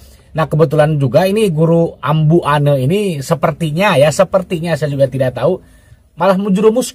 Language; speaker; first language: Indonesian; native; Indonesian